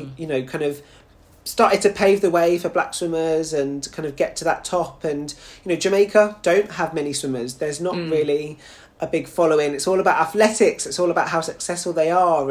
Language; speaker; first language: English; native; English